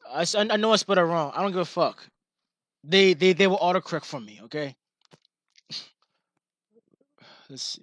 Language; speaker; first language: English; native; English